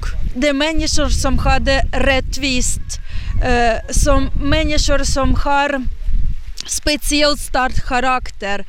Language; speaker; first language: Swedish; non-native, learner; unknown